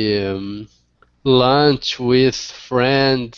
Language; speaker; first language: English; non-native, learner; Portuguese